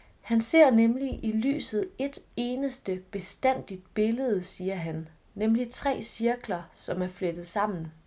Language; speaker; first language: Danish; native; Danish